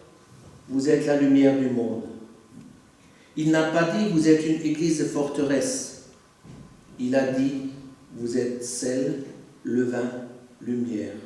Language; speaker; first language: French; native; French